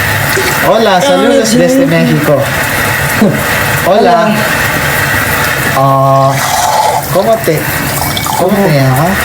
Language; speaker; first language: Spanish; non-native, learner; Filipino